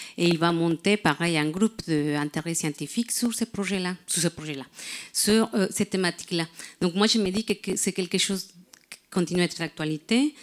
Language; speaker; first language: French; non-native, fluent; Spanish